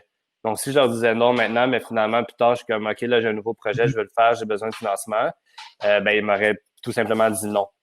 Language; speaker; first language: French; native; French